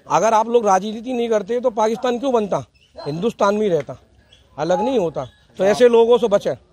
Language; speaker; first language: Hindi; native; Hindi